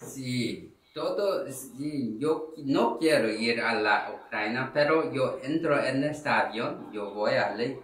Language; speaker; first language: Spanish; non-native, learner; Korean